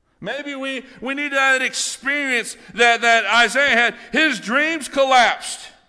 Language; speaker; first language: English; native; English